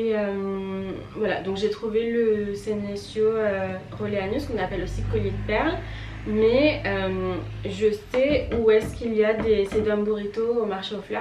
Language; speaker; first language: French; native; French